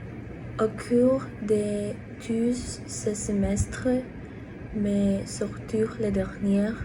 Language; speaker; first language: French; non-native, learner; Spanish